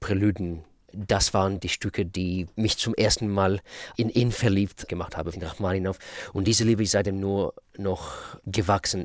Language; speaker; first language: German; non-native, fluent; Russian